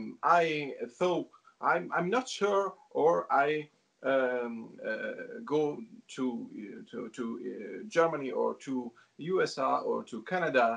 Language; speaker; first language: English; non-native, learner; Italian